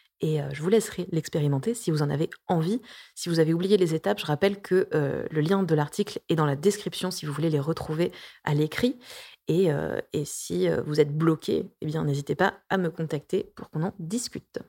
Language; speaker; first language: French; native; French